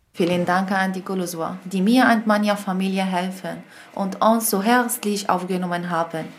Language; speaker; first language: German; non-native, learner; Arabic